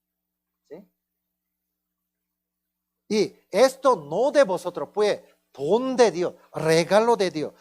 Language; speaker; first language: Spanish; non-native, fluent; Korean